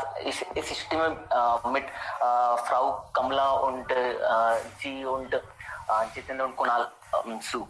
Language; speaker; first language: German; non-native, learner; Hindi